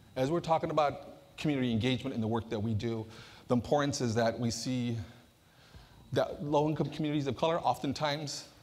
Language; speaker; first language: English; native; English